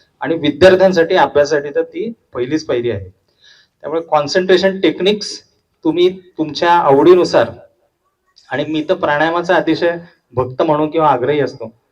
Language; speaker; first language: Marathi; non-native, local second language; Hindi